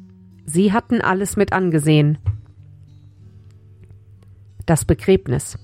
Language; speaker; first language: German; native; German